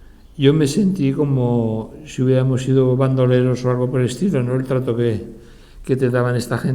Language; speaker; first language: Spanish; native; Spanish